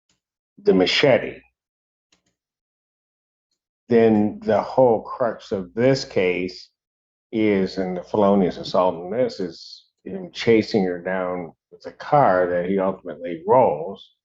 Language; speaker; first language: English; native; English